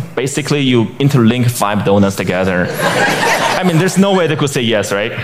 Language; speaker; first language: English; non-native, fluent; Chinese